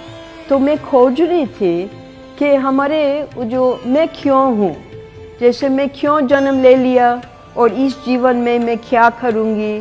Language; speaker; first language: Hindi; non-native, fluent; English